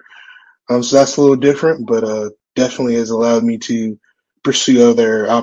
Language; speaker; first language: English; native; English